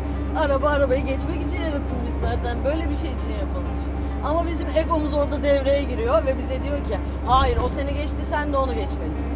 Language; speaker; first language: Turkish; native; Turkish